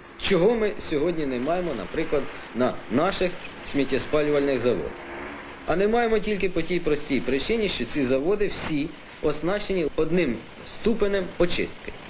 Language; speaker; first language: Ukrainian; native; Ukrainian